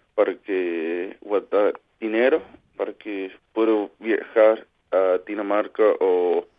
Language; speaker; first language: Spanish; non-native, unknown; Kalaallisut